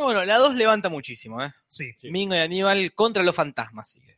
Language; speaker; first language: Spanish; native; Spanish